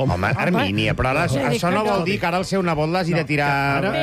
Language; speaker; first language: Catalan; native; Catalan